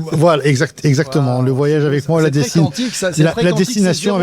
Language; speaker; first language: French; native; French